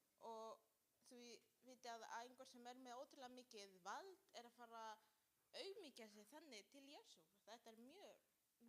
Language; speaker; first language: Icelandic; non-native, learner; Spanish